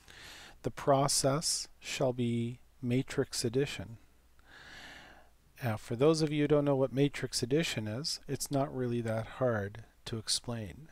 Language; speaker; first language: English; native; English